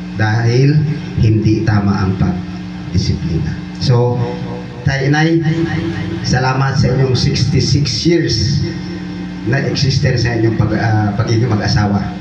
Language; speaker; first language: Filipino; non-native, local second language; Bikol